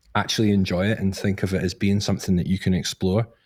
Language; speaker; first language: English; native; English